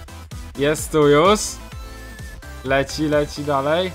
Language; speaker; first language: Polish; native; Polish